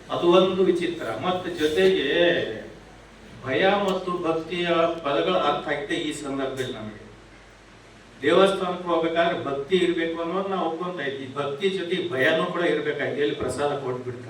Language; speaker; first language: Kannada; native; Kannada